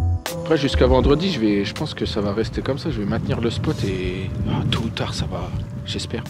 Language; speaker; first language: French; native; French